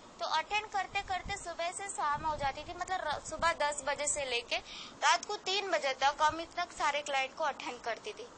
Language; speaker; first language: Hindi; non-native, local second language; Kannada